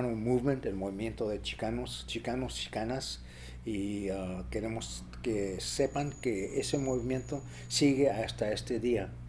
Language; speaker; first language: Spanish; early bilingual, other home language; English